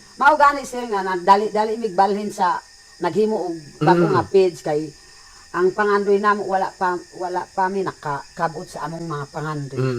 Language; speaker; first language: Cebuano; non-native, local second language; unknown